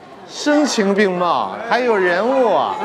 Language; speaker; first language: Chinese; native; Chinese